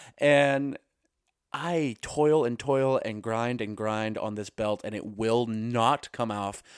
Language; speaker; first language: English; native; English